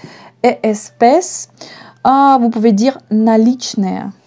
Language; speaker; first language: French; non-native, fluent; Russian